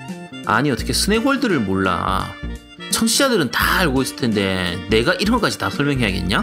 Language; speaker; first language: Korean; native; Korean